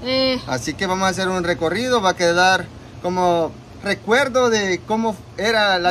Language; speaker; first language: Spanish; native; Spanish